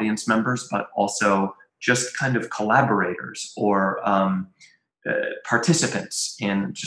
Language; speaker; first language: English; native; English